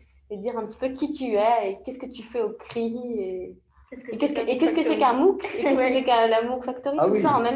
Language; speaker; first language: French; native; French